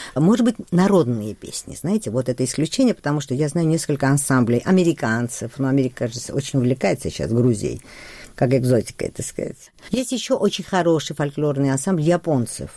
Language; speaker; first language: Russian; non-native, local second language; Georgian